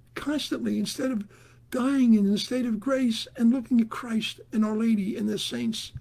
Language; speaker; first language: English; native; English